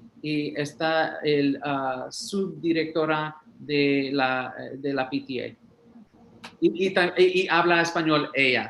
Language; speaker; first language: Spanish; early bilingual, heritage; English